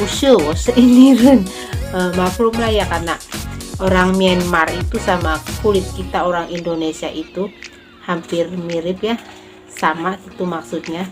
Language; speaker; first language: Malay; non-native, local second language; Javanese